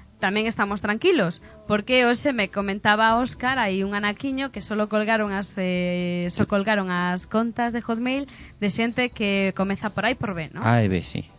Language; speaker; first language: Galician; non-native, local second language; Spanish